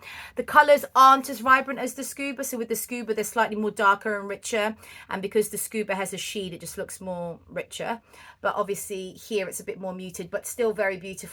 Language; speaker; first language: English; native; English